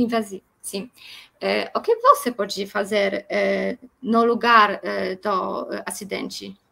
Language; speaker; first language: Portuguese; non-native, learner; Polish